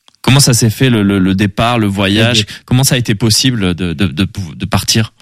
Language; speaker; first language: French; native; French